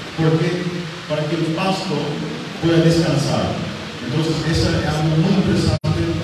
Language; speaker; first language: Spanish; non-native, local second language; German